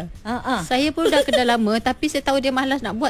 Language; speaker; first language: Malay; native; Malay